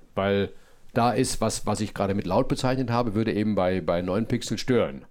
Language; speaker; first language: German; native; German